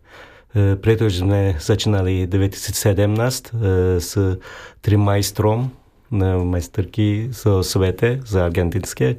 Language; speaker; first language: Slovak; non-native, learner; Turkish